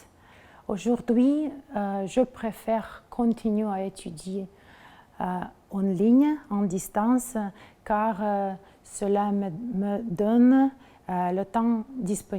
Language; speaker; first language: French; non-native, fluent; Russian